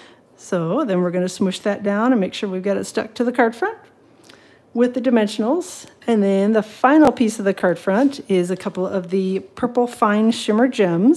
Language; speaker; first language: English; native; English